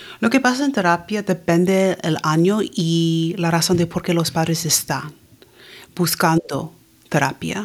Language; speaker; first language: Spanish; early bilingual, heritage; Spanish